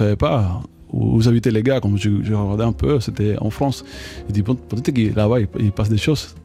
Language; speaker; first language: French; non-native, fluent; Spanish